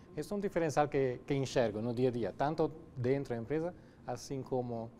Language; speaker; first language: Portuguese; non-native, fluent; Italian